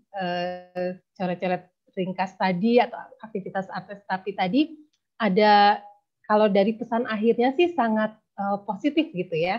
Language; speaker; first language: Indonesian; native; Indonesian